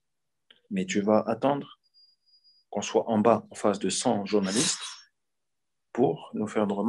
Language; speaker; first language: French; native; French